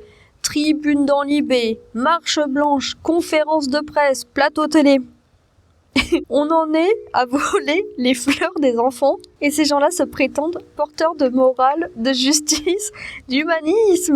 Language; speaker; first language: French; native; French